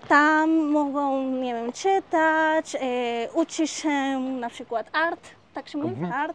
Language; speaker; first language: Polish; non-native, learner; Spanish